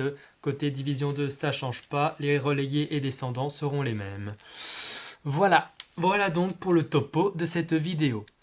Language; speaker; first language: French; native; French